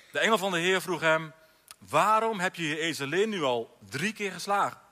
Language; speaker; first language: Dutch; native; Dutch